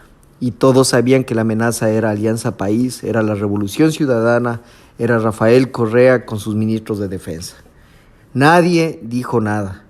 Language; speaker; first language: Spanish; native; Spanish